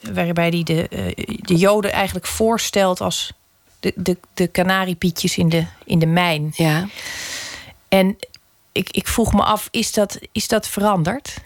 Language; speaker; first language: Dutch; native; Dutch